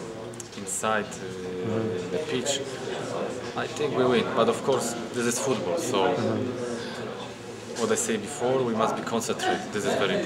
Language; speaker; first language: English; non-native, learner; Polish